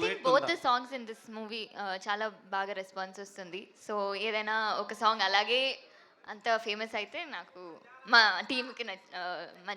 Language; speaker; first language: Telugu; non-native, fluent; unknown